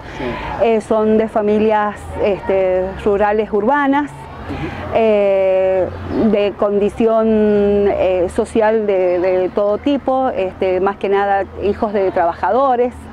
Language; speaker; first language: Spanish; native; Spanish